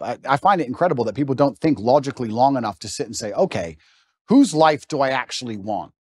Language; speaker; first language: English; native; English